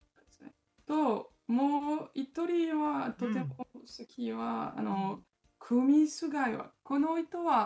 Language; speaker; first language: Japanese; non-native, learner; French